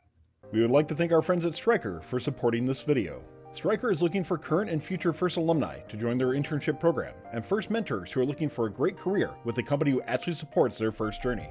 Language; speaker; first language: English; native; English